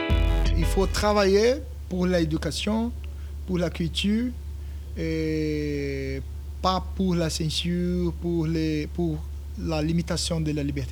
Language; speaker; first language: French; non-native, learner; Portuguese